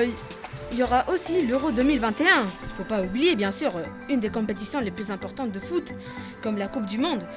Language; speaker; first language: French; native; French